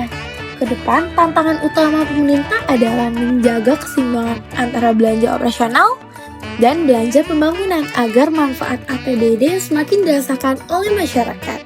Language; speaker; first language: Indonesian; native; Indonesian